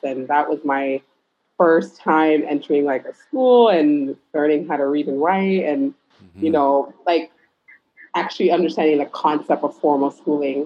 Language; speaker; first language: English; early bilingual, other home language; Fula